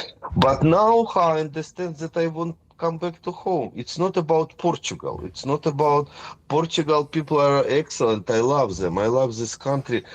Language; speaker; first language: English; non-native, fluent; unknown